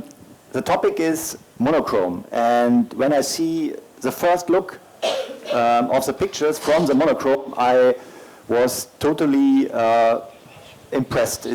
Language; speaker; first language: English; non-native, learner; German